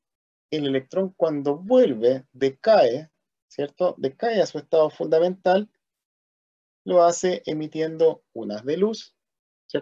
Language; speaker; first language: Spanish; native; Spanish